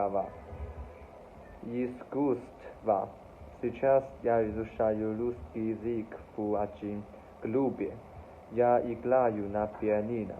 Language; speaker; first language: Russian; non-native, learner; Chinese